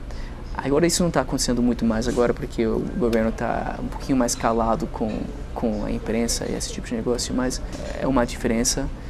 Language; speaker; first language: Portuguese; non-native, fluent; English